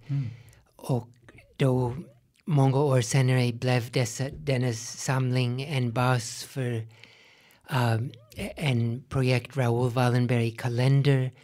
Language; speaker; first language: Swedish; non-native, fluent; English